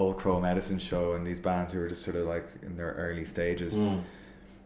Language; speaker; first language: English; native; English